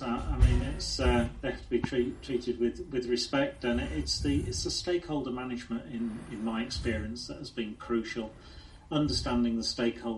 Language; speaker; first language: English; native; English